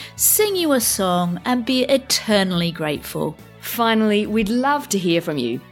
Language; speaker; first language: English; native; English